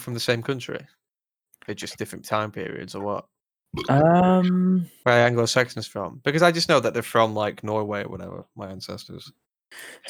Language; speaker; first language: English; native; English